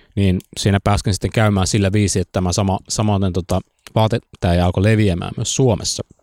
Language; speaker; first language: Finnish; native; Finnish